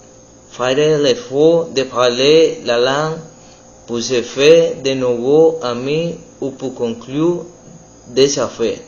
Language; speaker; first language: French; non-native, learner; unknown